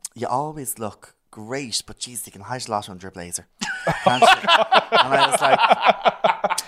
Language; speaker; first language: English; native; English